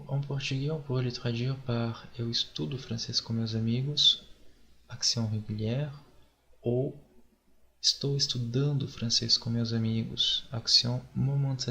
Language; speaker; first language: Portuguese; non-native, fluent; French